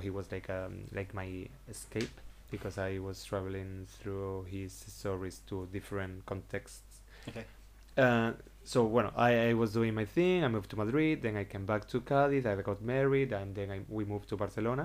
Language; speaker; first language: English; non-native, fluent; Spanish